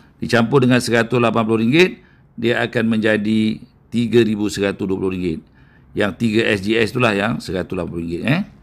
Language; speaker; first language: Malay; native; Malay